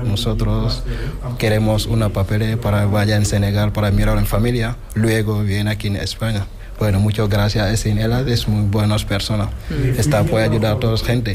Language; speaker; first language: Spanish; non-native, learner; Wolof